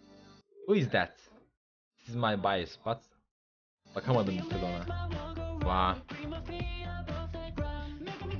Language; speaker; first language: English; non-native, learner; Turkish